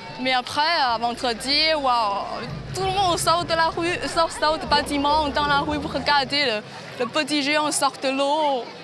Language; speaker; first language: French; non-native, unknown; Chinese